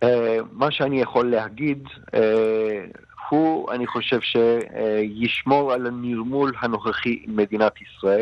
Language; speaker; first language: Hebrew; non-native, fluent; Turkish